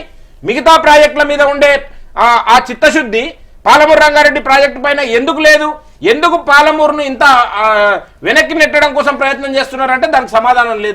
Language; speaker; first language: Telugu; native; Telugu